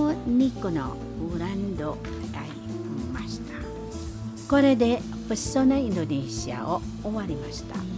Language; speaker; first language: Japanese; non-native, fluent; Indonesian